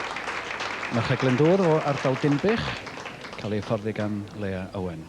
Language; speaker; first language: Welsh; native; Welsh